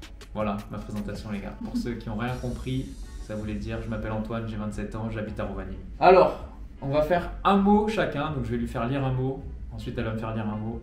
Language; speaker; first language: French; native; French